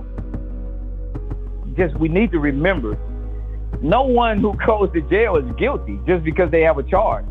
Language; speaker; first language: English; native; English